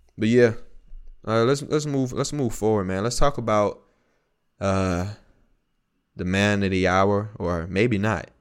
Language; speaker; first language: English; native; English